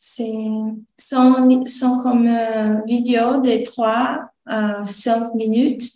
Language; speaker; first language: French; non-native, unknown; Portuguese